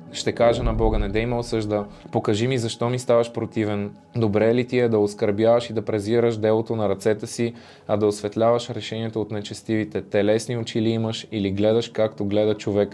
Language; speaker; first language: Bulgarian; native; Bulgarian